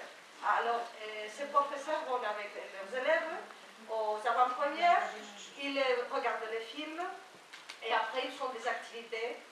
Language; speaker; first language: French; non-native, fluent; Spanish